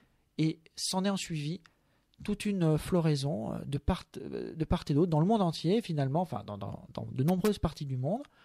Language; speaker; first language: French; native; French